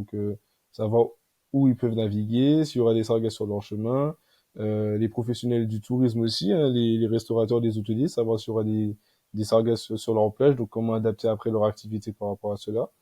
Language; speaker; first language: French; native; French